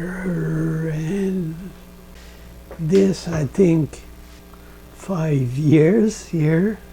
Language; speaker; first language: English; non-native, learner; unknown